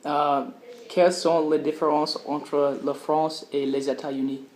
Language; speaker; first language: French; non-native, learner; English